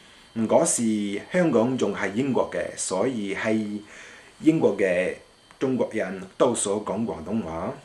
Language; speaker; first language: Chinese; non-native, fluent; French